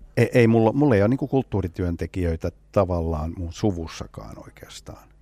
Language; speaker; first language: Finnish; non-native, local second language; Swedish